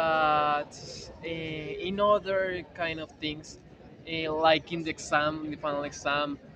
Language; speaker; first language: English; non-native, learner; Spanish